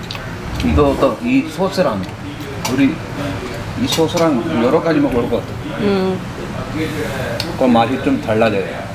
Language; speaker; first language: Korean; non-native, fluent; Urdu